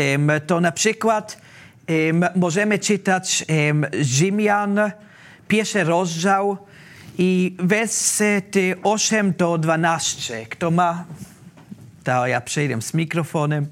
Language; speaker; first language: Polish; non-native, learner; German